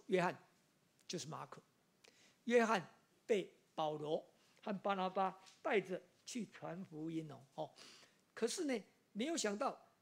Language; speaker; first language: Chinese; native; Chinese